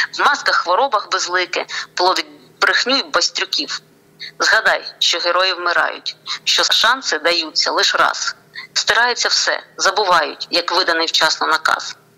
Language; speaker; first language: Ukrainian; non-native, local second language; Russian